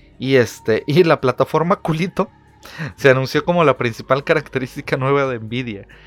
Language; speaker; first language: Spanish; native; Spanish